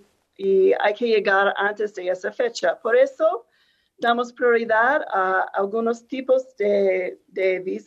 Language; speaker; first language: Spanish; non-native, fluent; English